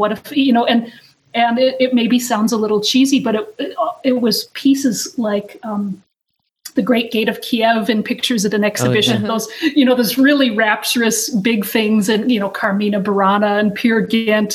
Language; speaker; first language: English; native; English